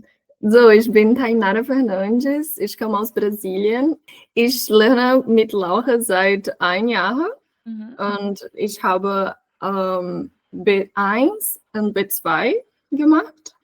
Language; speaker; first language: German; non-native, fluent; Portuguese